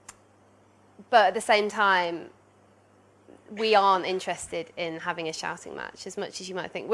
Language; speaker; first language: English; native; English